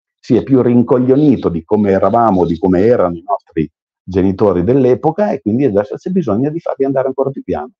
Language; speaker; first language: Italian; native; Italian